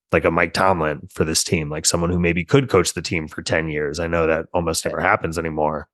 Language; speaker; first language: English; native; English